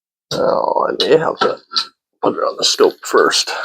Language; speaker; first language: English; native; English